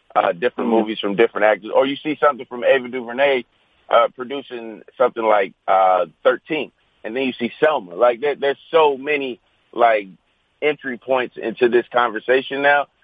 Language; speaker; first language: English; native; English